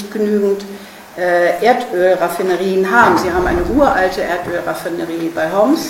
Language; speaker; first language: German; native; German